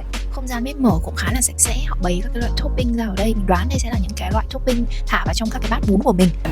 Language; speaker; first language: Vietnamese; native; Vietnamese